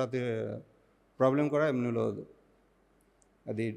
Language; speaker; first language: Telugu; non-native, local second language; Odia